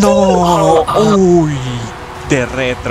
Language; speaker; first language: Spanish; native; Spanish